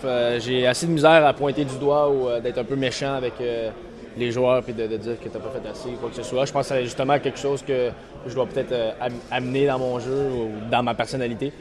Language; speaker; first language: French; native; French